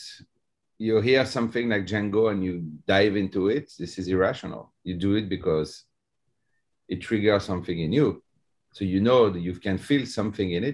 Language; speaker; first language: English; non-native, fluent; French